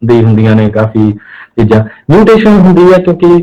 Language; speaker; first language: Hindi; non-native, local second language; Punjabi